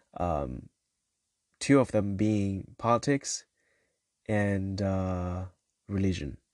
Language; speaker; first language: English; non-native, fluent; Chinese